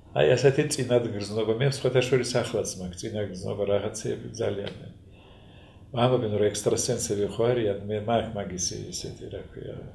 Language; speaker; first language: Georgian; non-native, local second language; Russian